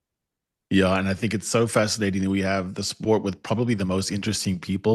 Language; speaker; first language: English; native; English